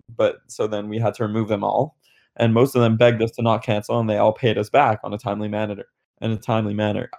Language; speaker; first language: English; native; English